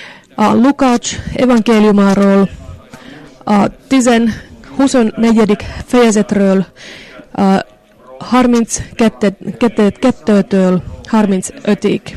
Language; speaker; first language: Hungarian; non-native, fluent; Finnish